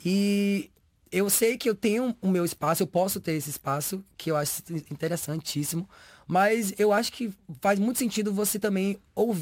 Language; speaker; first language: Portuguese; native; Portuguese